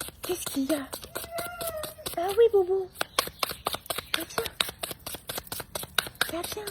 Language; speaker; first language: French; native; French